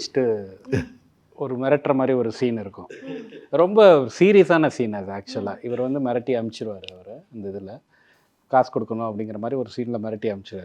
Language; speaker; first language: Tamil; native; Tamil